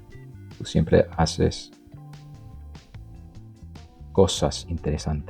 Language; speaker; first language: Spanish; non-native, learner; English